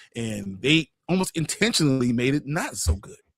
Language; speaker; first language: English; native; English